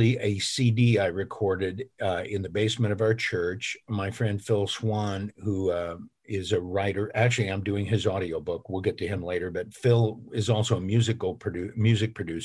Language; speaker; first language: English; native; English